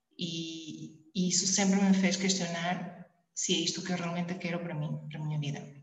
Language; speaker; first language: Portuguese; early bilingual, heritage; Spanish